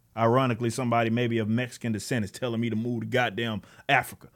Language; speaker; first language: English; native; English